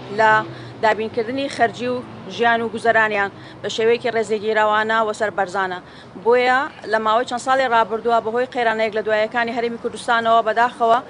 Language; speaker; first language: Central Kurdish; native; Central Kurdish